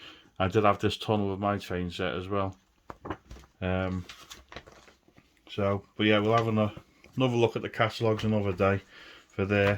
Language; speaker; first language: English; native; English